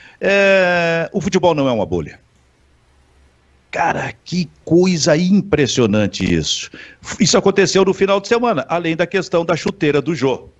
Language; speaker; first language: Portuguese; native; Portuguese